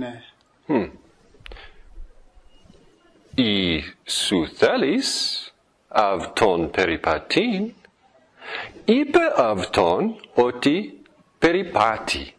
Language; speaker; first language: Greek; non-native, fluent; English